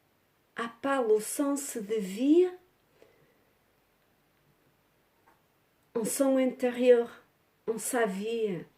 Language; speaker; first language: French; non-native, learner; Portuguese